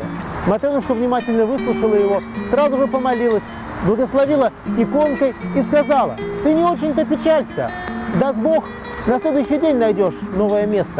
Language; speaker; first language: Russian; native; Russian